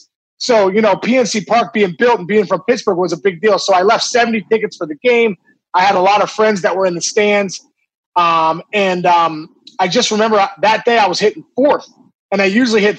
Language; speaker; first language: English; native; English